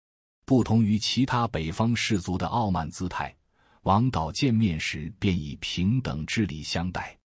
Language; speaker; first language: Chinese; native; Chinese